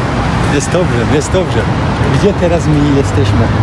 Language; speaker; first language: Polish; non-native, learner; Tajik